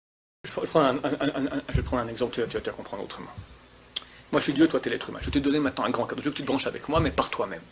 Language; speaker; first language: French; native; French